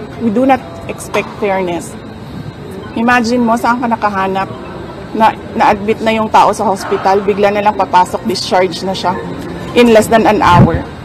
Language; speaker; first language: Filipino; non-native, local second language; Cebuano